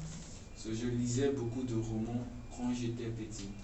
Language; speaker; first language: French; non-native, fluent; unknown